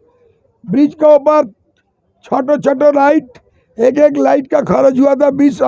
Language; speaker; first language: Hindi; non-native, local second language; Bangla